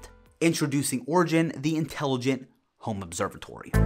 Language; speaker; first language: English; native; English